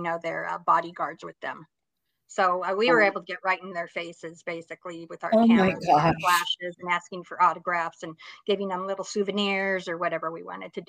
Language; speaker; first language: English; native; English